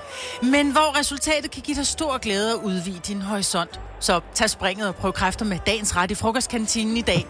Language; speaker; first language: Danish; native; Danish